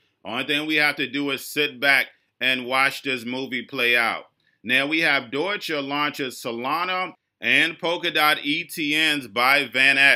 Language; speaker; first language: English; native; English